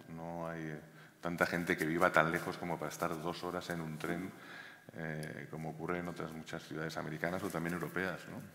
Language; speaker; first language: Spanish; native; Spanish